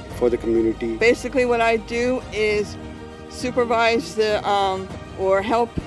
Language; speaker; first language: English; native; English